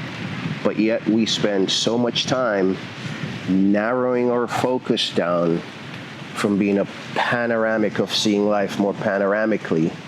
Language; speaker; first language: English; native; English